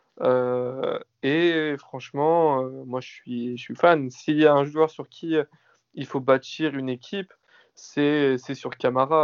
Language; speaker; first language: French; native; French